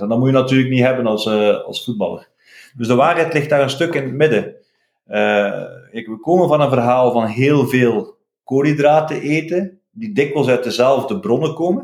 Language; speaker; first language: Dutch; native; Dutch